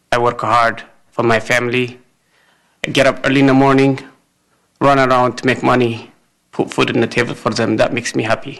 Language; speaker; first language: English; non-native, fluent; Amharic